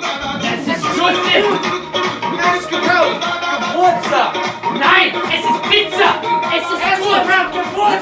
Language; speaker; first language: German; non-native, learner; English